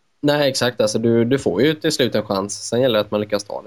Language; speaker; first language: Swedish; native; Swedish